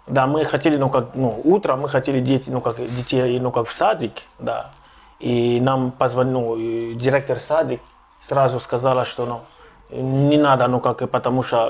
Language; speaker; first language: Russian; non-native, local second language; Ukrainian